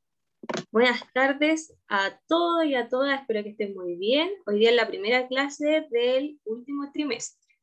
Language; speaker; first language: Spanish; native; Spanish